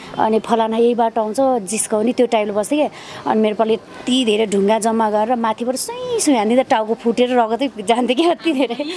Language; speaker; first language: Nepali; non-native, local second language; Eastern Tamang